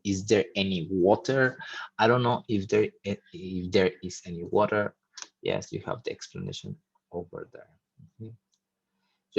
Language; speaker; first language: English; non-native, fluent; Spanish